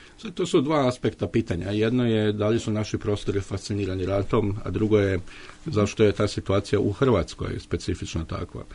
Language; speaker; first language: Serbian; native; Serbian